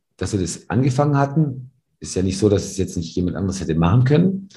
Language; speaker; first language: German; early bilingual, other home language; Serbian